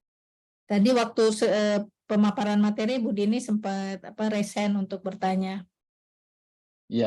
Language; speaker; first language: Malay; native; Malay